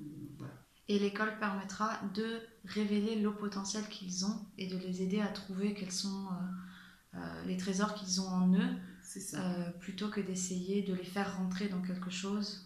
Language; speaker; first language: French; native; French